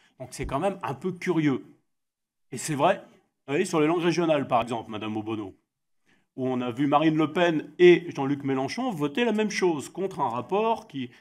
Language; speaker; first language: French; native; French